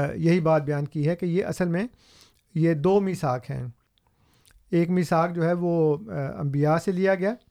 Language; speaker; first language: Urdu; non-native, local second language; Punjabi